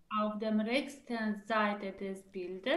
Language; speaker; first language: German; non-native, learner; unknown